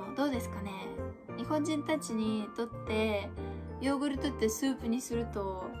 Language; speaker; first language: Japanese; non-native, fluent; Bulgarian